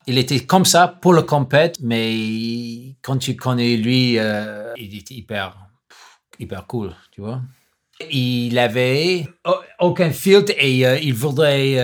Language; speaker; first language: French; non-native, learner; English